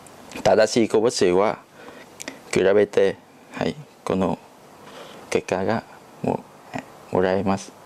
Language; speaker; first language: Japanese; non-native, learner; Chinese